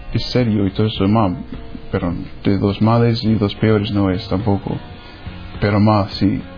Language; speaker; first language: Spanish; non-native, fluent; English